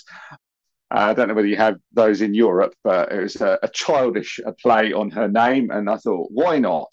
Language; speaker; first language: English; native; English